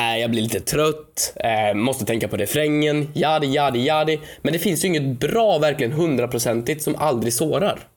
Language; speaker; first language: Swedish; native; Swedish